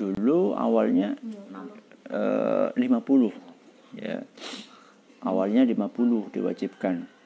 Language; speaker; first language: Indonesian; native; Indonesian